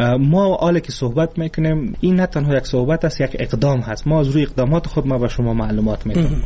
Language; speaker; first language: Persian; non-native, local second language; Pashto